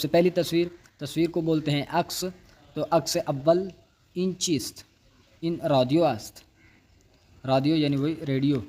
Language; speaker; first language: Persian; non-native, fluent; Urdu